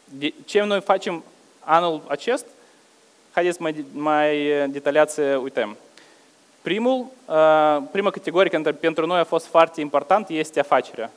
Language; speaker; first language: Romanian; non-native, local second language; Russian